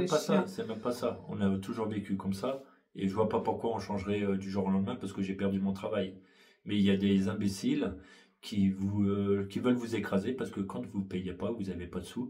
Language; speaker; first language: French; native; French